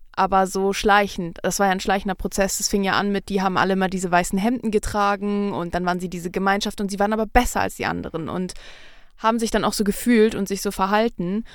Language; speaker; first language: German; early bilingual, other home language; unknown